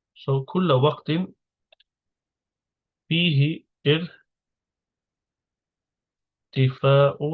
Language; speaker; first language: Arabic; non-native, fluent; English